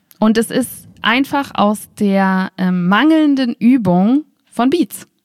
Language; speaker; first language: German; native; German